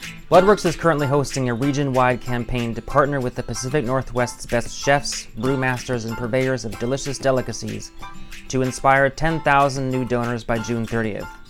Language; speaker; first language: English; native; English